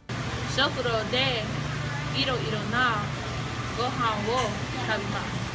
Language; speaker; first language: Japanese; non-native, learner; English